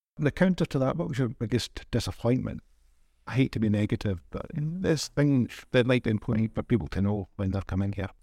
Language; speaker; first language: English; native; English